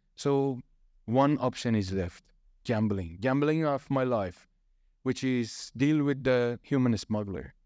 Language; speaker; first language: English; non-native, fluent; Persian